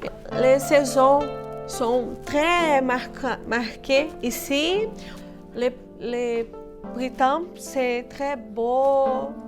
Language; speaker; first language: French; non-native, learner; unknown